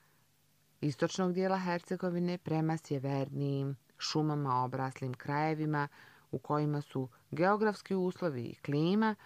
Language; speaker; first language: Croatian; native; Croatian